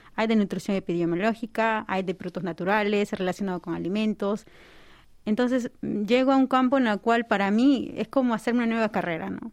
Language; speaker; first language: Spanish; native; Spanish